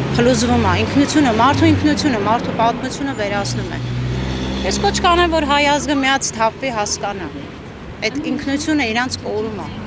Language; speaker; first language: Armenian; non-native, local second language; Kurdish